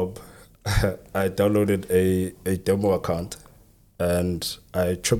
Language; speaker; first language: English; non-native, local second language; Southern Sotho